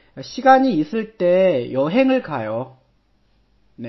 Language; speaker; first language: Korean; non-native, fluent; Chinese